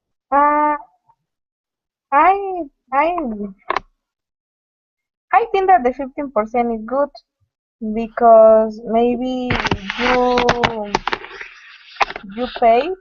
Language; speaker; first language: English; non-native, learner; Spanish